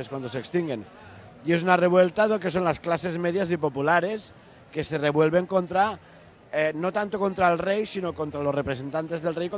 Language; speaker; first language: Spanish; non-native, local second language; Catalan